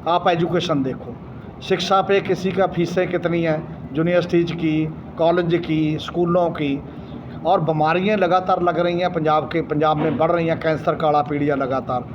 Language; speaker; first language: Hindi; non-native, local second language; Punjabi